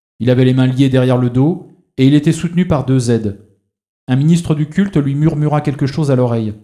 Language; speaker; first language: French; native; French